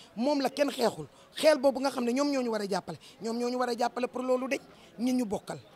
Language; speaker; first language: Wolof; non-native, local second language; Serer